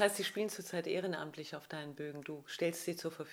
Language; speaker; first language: German; native; German